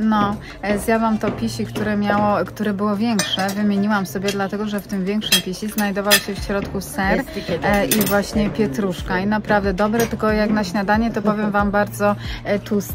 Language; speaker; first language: Polish; native; Polish